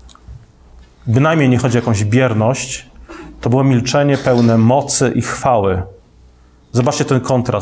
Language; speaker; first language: Polish; native; Polish